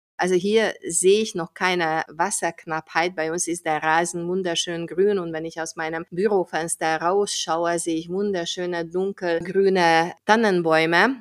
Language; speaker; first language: German; non-native, fluent; Hungarian